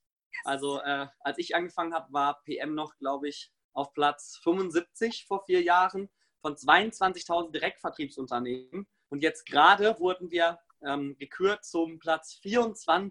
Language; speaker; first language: German; native; German